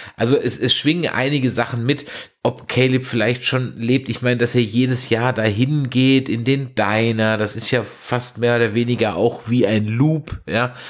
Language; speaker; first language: German; native; German